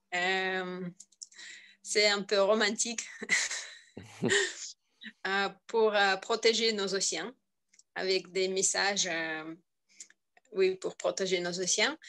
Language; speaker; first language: French; non-native, learner; Russian